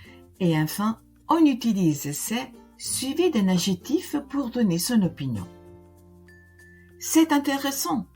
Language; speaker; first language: French; non-native, fluent; Italian